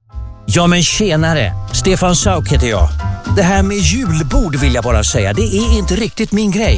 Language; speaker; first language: Swedish; native; Swedish